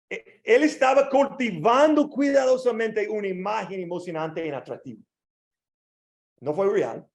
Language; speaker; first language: Spanish; non-native, learner; English